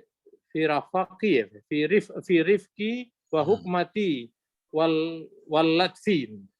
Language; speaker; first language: Arabic; non-native, learner; Indonesian